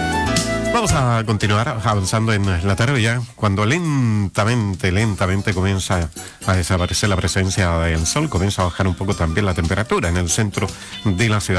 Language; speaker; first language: Spanish; native; Spanish